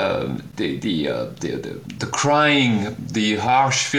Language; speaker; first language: English; non-native, fluent; French